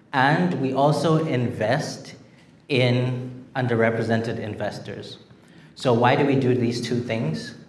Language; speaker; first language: English; non-native, local second language; Shona